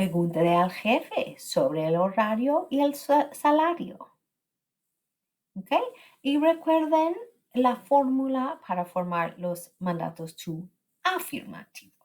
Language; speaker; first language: Spanish; non-native, fluent; English